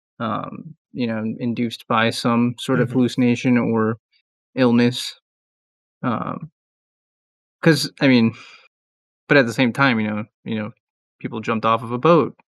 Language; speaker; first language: English; native; English